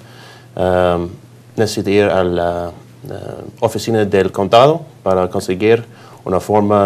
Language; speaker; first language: Spanish; non-native, learner; English